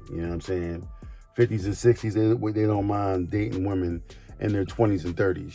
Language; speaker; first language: English; native; English